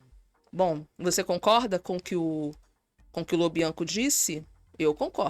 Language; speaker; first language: Portuguese; native; Portuguese